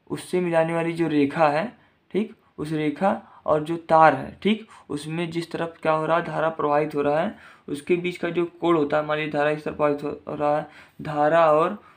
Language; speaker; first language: Hindi; native; Hindi